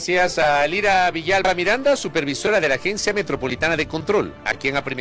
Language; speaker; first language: Spanish; native; Spanish